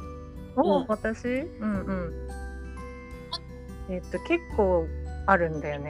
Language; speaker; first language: Japanese; native; Japanese